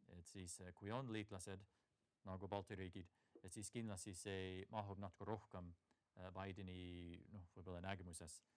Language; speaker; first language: Estonian; non-native, fluent; English